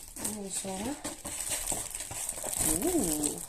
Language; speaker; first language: Turkish; non-native, learner; Dutch